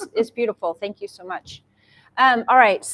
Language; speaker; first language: English; native; English